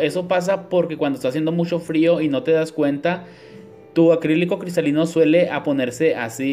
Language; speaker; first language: Spanish; native; Spanish